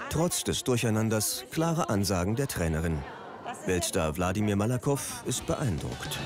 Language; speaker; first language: German; native; German